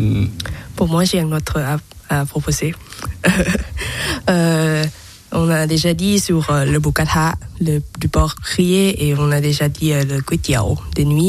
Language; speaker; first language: French; non-native, learner; Thai